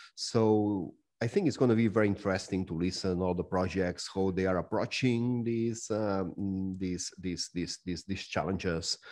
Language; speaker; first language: English; non-native, fluent; Spanish